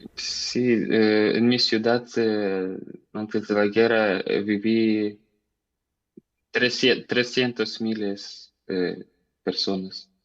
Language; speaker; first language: Spanish; non-native, learner; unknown